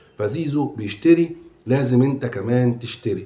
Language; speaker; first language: Arabic; native; Arabic